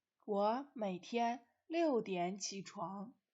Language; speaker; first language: Chinese; non-native, fluent; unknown